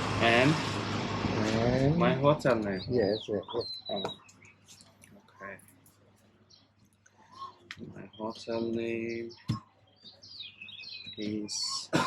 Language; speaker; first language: English; non-native, learner; Turkish